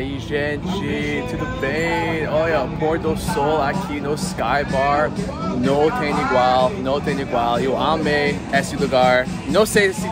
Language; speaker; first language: Portuguese; non-native, fluent; English